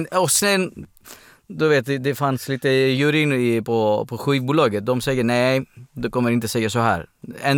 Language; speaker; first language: Swedish; non-native, fluent; Greek